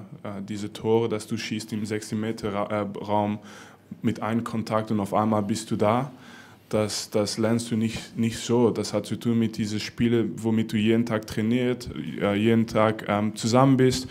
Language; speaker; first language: German; non-native, fluent; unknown